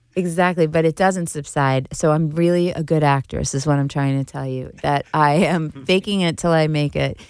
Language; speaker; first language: English; native; English